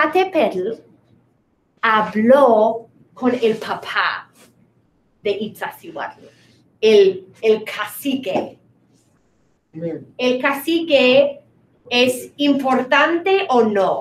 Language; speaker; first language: Spanish; non-native, fluent; English